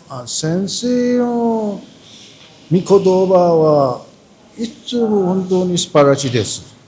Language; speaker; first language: Japanese; non-native, learner; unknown